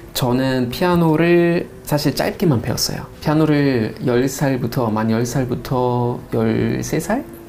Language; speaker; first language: Korean; non-native, fluent; German